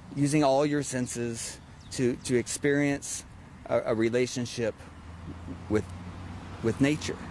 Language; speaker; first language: English; native; English